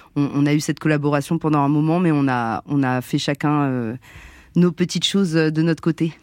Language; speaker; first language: French; native; French